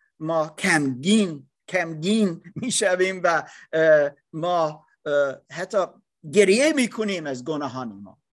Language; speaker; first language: Persian; non-native, learner; English